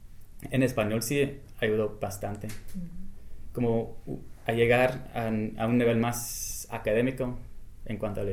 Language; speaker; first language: Spanish; non-native, fluent; English